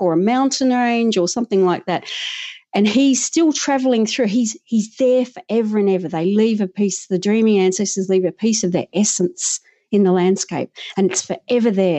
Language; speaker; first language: English; native; English